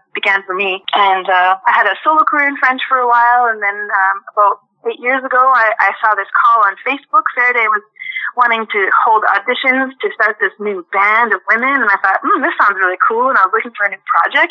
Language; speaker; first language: English; non-native, fluent; French